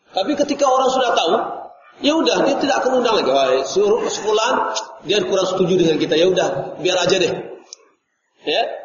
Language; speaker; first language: Indonesian; non-native, local second language; Minangkabau